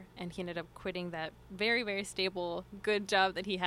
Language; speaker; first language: English; early bilingual, other home language; Spanish